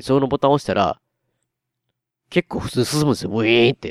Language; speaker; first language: Japanese; native; Japanese